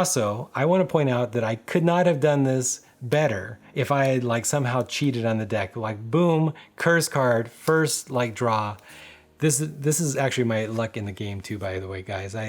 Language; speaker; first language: English; native; English